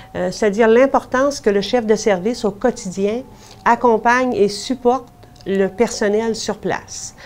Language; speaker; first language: French; native; French